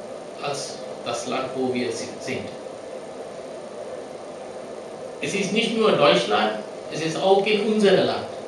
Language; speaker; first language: German; non-native, learner; Sinhala